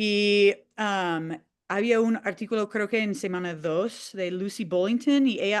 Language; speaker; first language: Spanish; non-native, fluent; English